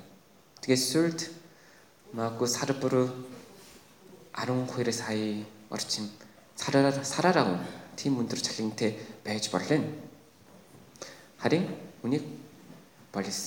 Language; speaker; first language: Mongolian; non-native, fluent; Korean